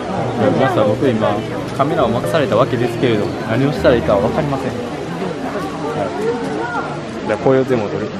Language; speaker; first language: Japanese; native; Japanese